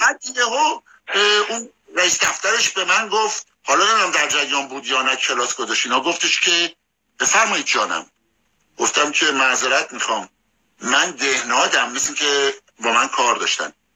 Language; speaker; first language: Persian; native; Persian